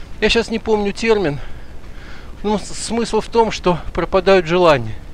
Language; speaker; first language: Russian; native; Russian